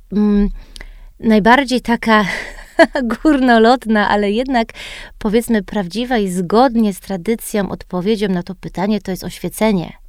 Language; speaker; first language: Polish; early bilingual, heritage; Polish